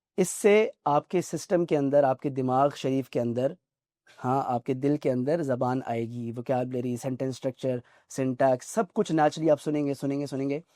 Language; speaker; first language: Urdu; native; Urdu